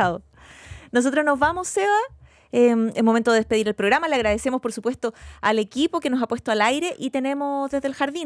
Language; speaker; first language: Spanish; native; Spanish